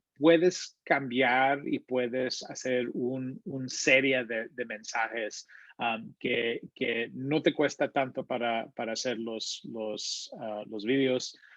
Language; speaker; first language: Spanish; early bilingual, heritage; Spanish